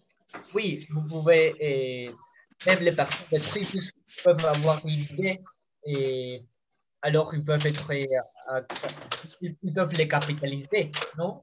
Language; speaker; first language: French; non-native, fluent; Spanish